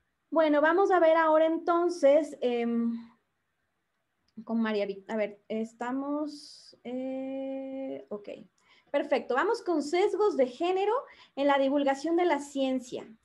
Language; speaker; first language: Spanish; native; Spanish